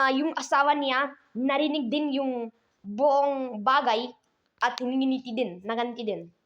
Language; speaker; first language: Filipino; non-native, learner; Hindi